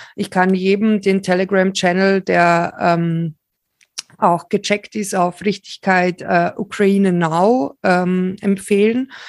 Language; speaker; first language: German; early bilingual, other home language; Slovak